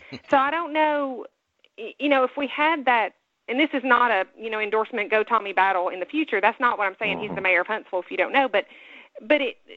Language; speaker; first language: English; native; English